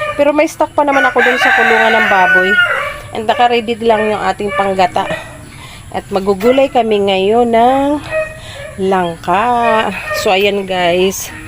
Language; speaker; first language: Filipino; non-native, local second language; Bikol